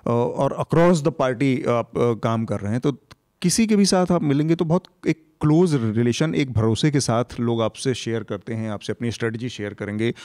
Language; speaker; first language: Hindi; native; Hindi